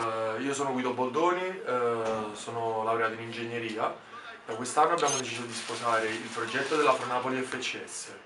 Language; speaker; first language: Italian; native; Italian